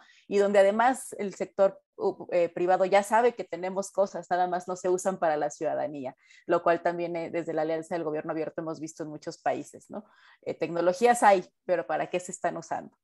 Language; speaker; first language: Spanish; native; Spanish